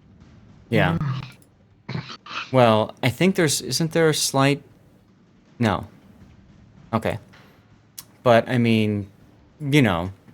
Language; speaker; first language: English; native; English